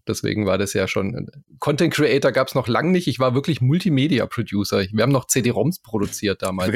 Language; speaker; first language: German; native; German